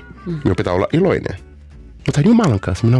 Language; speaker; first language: Finnish; non-native, fluent; Portuguese